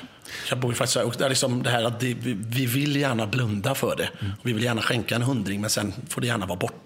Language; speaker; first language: Swedish; native; Swedish